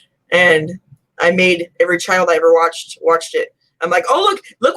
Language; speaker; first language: English; native; English